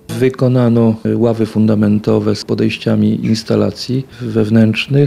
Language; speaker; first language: Polish; native; Polish